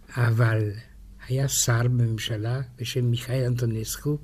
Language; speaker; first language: Hebrew; non-native, fluent; French